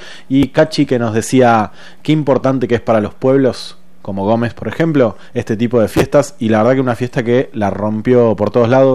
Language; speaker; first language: Spanish; native; Spanish